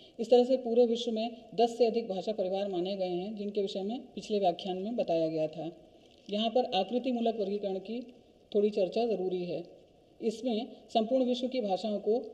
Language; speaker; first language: Hindi; native; Hindi